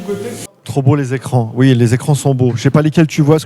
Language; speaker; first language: French; native; French